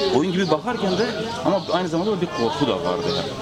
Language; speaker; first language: Turkish; non-native, local second language; Kurdish